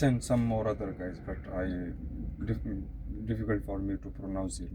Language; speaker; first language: English; non-native, local second language; Pashto